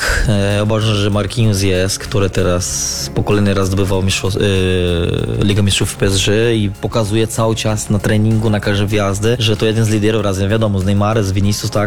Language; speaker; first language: Polish; non-native, learner; Portuguese